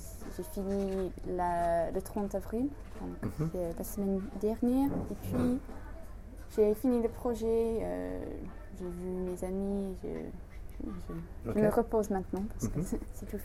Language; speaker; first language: French; non-native, learner; English